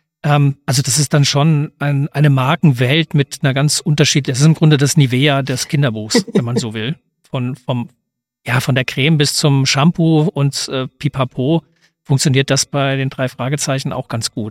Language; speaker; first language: German; native; German